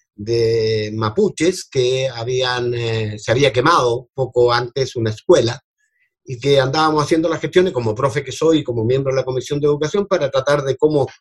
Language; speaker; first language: Spanish; native; Spanish